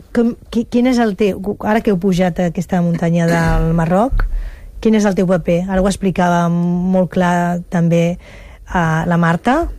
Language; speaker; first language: Catalan; native; Catalan